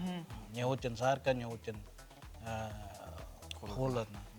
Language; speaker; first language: Russian; non-native, learner; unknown